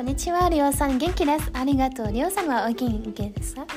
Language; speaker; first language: Japanese; non-native, learner; French